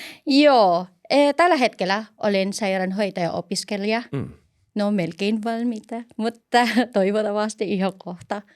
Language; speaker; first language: Finnish; non-native, learner; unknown